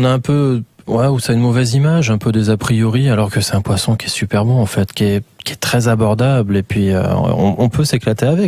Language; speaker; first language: French; native; French